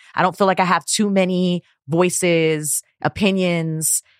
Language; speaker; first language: English; native; English